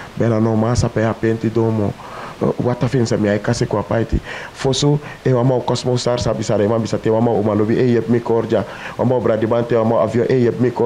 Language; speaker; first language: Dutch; non-native, local second language; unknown